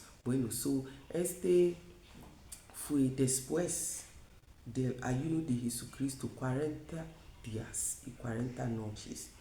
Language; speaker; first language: Spanish; non-native, fluent; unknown